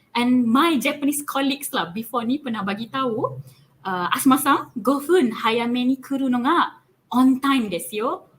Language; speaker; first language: Malay; native; Malay